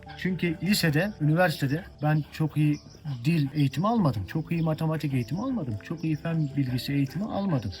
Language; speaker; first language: Turkish; native; Turkish